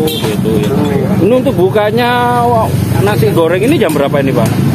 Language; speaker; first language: Indonesian; native; Indonesian